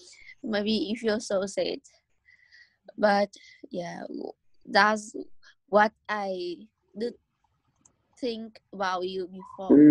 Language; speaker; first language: English; non-native, learner; Vietnamese